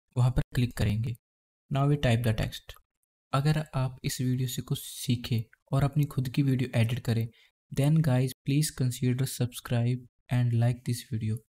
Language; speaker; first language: Hindi; native; Hindi